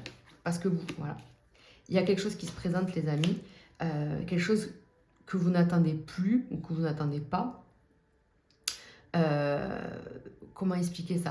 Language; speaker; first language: French; native; French